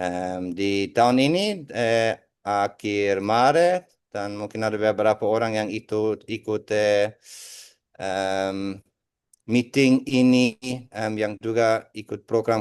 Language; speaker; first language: Indonesian; non-native, fluent; English